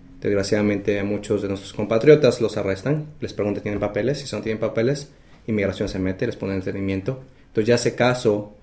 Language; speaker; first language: Spanish; native; Spanish